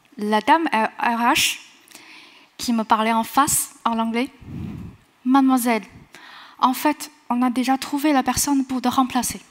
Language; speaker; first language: French; non-native, fluent; Chinese